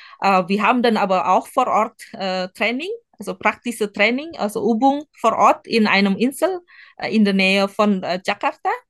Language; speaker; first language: German; non-native, learner; Indonesian